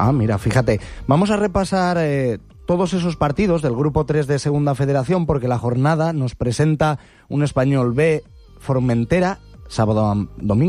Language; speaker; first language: Spanish; native; Spanish